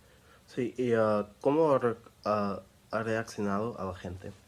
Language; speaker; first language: Spanish; non-native, learner; English